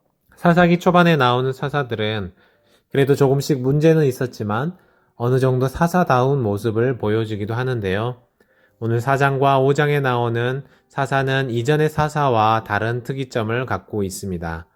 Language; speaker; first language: Korean; native; Korean